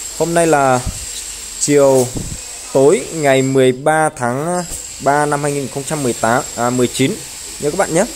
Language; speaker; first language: Vietnamese; non-native, local second language; Tày